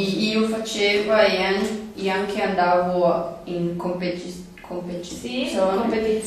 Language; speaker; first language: Italian; non-native, learner; Portuguese